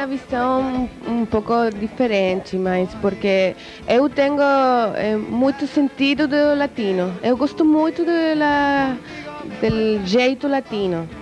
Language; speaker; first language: Portuguese; non-native, learner; Spanish